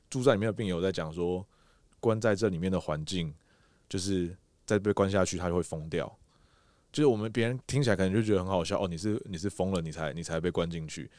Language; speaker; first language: Chinese; native; Chinese